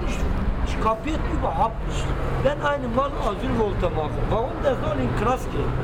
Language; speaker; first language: German; non-native, learner; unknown